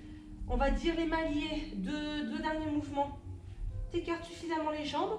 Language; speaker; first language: French; native; French